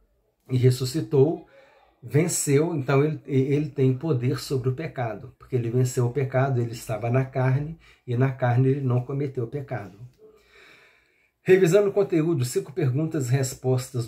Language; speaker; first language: Portuguese; native; Portuguese